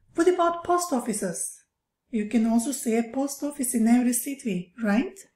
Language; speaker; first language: English; non-native, fluent; Turkish